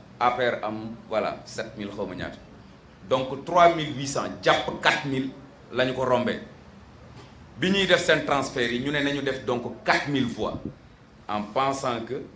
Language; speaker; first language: Wolof; native; Wolof